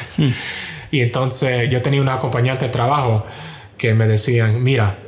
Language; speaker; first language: Spanish; early bilingual, heritage; Spanish